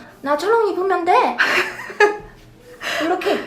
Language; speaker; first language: Korean; non-native, learner; Chinese